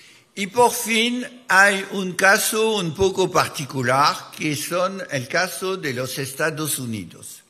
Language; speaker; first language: Spanish; non-native, fluent; French